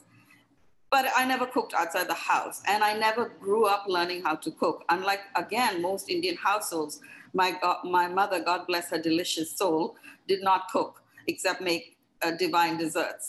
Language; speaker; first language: English; non-native, local second language; Hindi